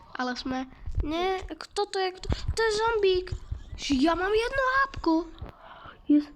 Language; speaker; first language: Slovak; non-native, local second language; Czech